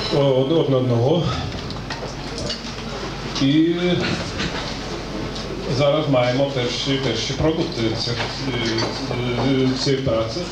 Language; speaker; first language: Ukrainian; non-native, learner; Lithuanian